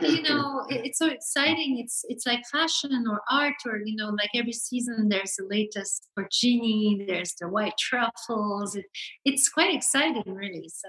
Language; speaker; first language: English; non-native, local second language; French